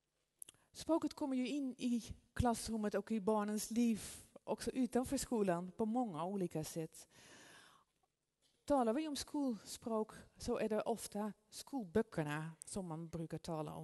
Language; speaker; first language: Swedish; non-native, fluent; Dutch